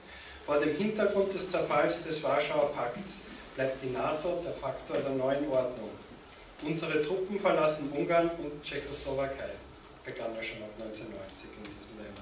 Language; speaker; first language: German; native; German